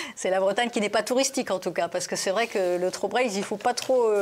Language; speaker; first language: French; native; French